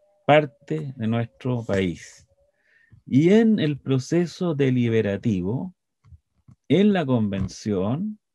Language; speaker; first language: Spanish; native; Spanish